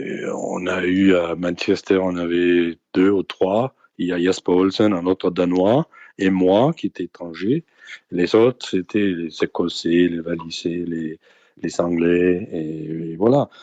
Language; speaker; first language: French; non-native, fluent; Danish